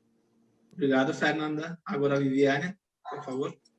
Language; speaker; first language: Portuguese; non-native, fluent; Turkish